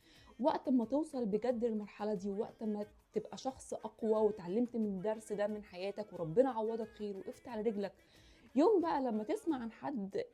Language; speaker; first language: Arabic; native; Arabic